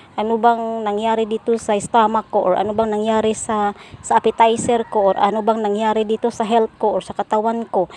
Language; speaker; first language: Filipino; non-native, local second language; Cebuano